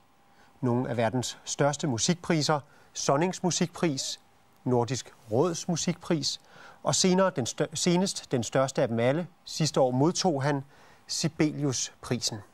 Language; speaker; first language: Danish; native; Danish